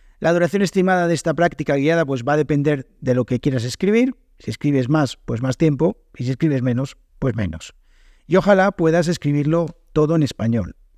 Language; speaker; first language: Spanish; native; Spanish